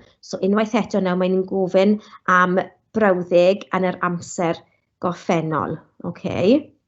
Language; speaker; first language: Welsh; non-native, local second language; English